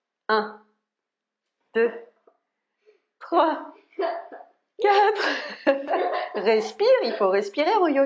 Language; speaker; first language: French; native; French